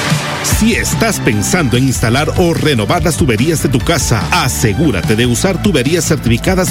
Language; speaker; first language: Spanish; native; Spanish